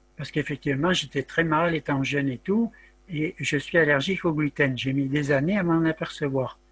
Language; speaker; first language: French; native; French